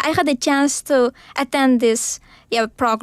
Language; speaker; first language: English; non-native, learner; Uzbek